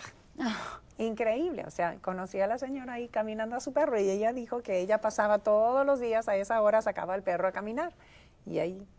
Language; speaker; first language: Spanish; native; Spanish